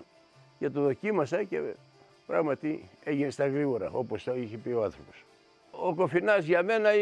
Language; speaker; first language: Greek; early bilingual, other home language; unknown